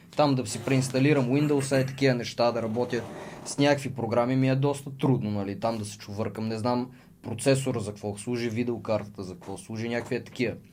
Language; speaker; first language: Bulgarian; early bilingual, other home language; Russian